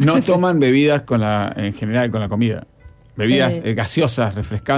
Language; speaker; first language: Spanish; native; Spanish